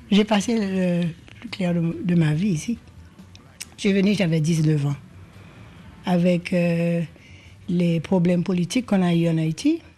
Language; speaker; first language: French; non-native, local second language; Haitian Creole